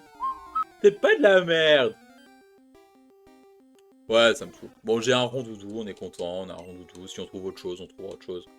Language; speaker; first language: French; native; French